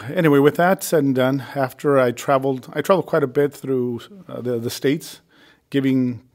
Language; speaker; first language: English; early bilingual, other home language; Spanish